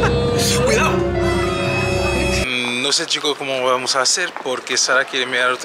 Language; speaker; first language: Spanish; non-native, fluent; French